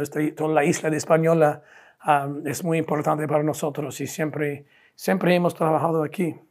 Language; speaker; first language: Spanish; non-native, fluent; English